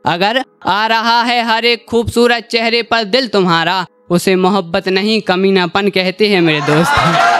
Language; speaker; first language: Hindi; native; Hindi